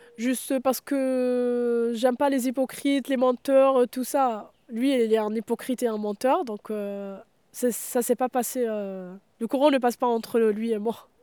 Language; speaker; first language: French; non-native, local second language; Arabic